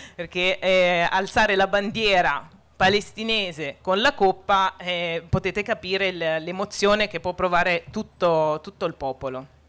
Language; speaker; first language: Italian; non-native, fluent; Arabic